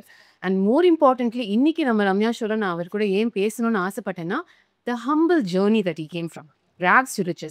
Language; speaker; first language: Tamil; native; Tamil